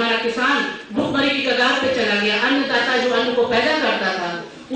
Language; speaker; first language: Hindi; native; Hindi